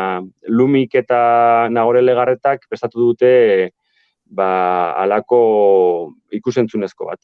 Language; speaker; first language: Basque; native; Basque